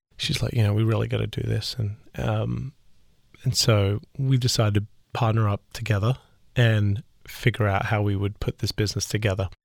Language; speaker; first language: English; native; English